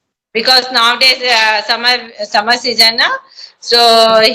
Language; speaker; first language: English; non-native, learner; Hindi